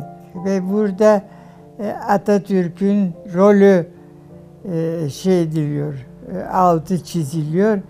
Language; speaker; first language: Turkish; non-native, fluent; German